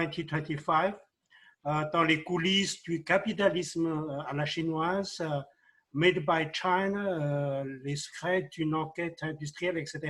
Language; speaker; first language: French; non-native, fluent; Chinese